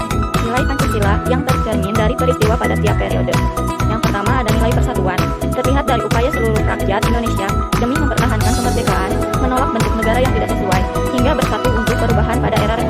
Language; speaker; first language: Indonesian; native; Indonesian